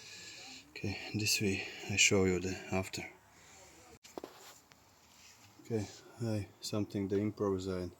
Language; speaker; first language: English; non-native, learner; Latvian